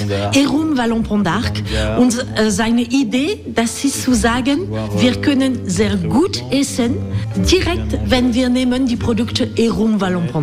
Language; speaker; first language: German; non-native, learner; French